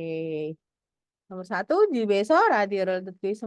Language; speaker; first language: Korean; non-native, fluent; Indonesian